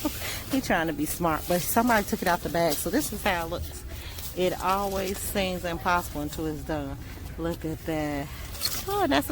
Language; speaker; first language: English; native; English